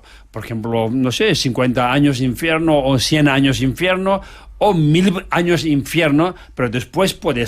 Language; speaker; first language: Spanish; non-native, learner; Tibetan